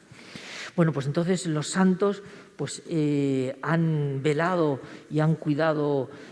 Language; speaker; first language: Spanish; native; Spanish